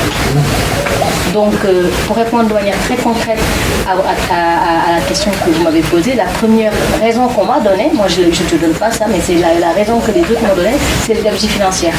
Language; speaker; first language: French; non-native, local second language; Wolof